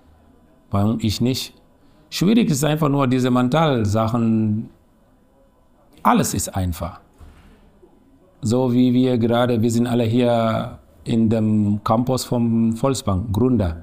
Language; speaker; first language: German; non-native, learner; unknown